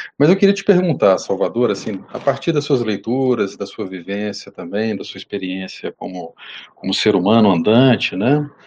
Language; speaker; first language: Portuguese; native; Portuguese